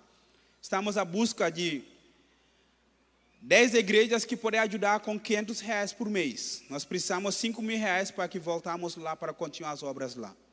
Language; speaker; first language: Portuguese; non-native, fluent; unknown